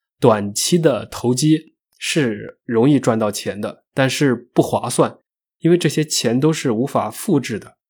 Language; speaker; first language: Chinese; native; Chinese